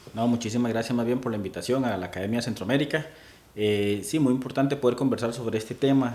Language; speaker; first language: Spanish; native; Spanish